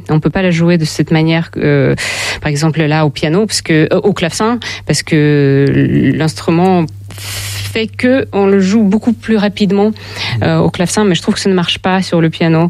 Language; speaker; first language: French; non-native, fluent; Russian